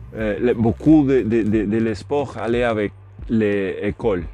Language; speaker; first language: French; non-native, learner; Spanish